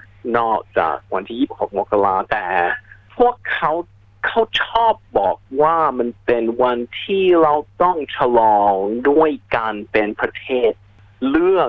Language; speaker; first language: Thai; non-native, fluent; English